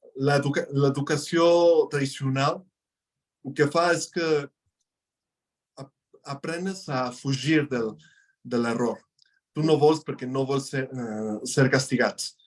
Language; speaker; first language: Catalan; non-native, fluent; Spanish